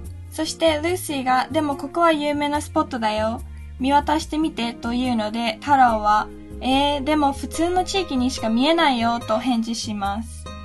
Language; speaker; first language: Japanese; native; Japanese